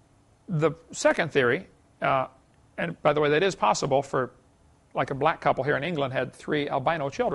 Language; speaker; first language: English; native; English